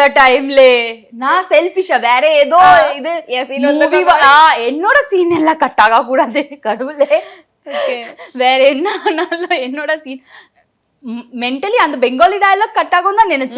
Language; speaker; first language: Tamil; non-native, local second language; Bangla